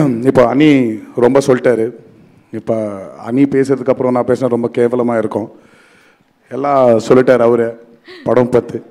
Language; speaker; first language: Tamil; non-native, learner; Telugu